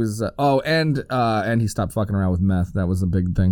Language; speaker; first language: English; native; English